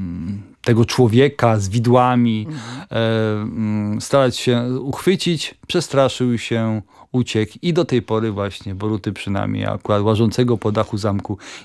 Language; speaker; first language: Polish; native; Polish